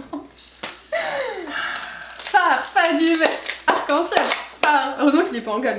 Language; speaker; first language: French; native; French